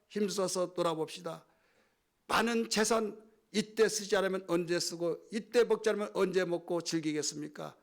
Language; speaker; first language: Korean; native; Korean